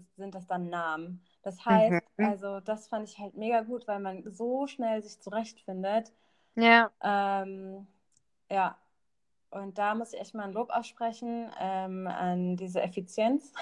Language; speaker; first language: German; non-native, local second language; Thai